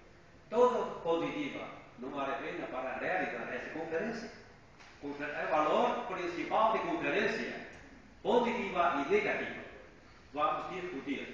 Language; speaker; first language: Portuguese; non-native, fluent; Chinese